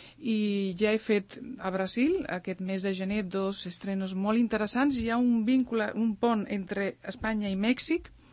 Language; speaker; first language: Catalan; early bilingual, other home language; Spanish